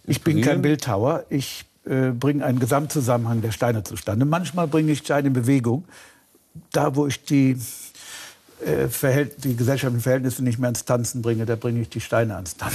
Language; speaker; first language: German; native; German